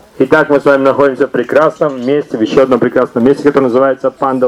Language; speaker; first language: Russian; native; Russian